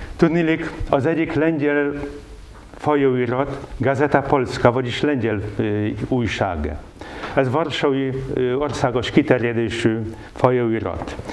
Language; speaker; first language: Hungarian; non-native, fluent; Polish